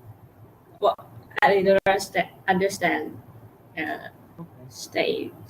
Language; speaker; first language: English; non-native, learner; Thai